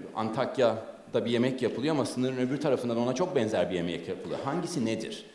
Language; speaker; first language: Turkish; native; Turkish